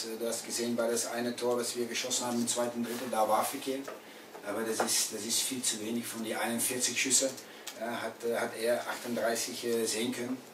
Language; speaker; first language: German; non-native, fluent; Dutch